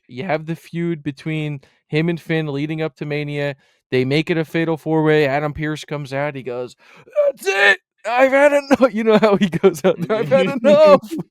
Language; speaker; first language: English; native; English